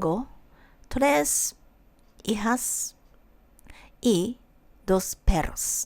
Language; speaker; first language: Spanish; non-native, learner; Japanese